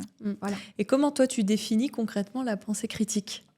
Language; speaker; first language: French; native; French